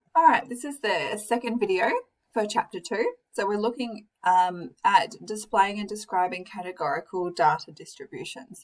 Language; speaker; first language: English; native; English